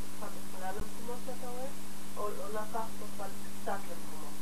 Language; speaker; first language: Hebrew; native; Hebrew